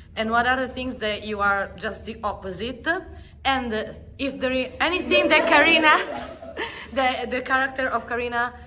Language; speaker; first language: English; non-native, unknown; Italian